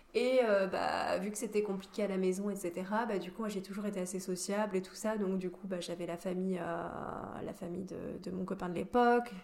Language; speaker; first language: French; native; French